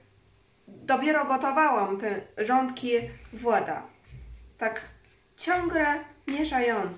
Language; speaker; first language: Polish; non-native, learner; Chinese